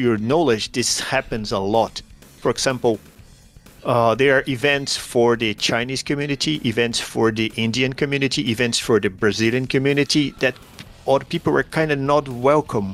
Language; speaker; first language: English; non-native, fluent; Portuguese